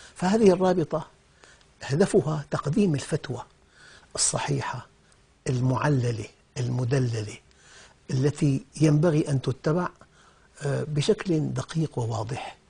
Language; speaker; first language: Arabic; native; Arabic